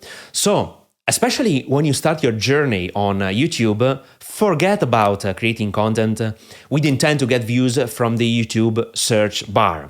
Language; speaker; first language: English; non-native, fluent; Italian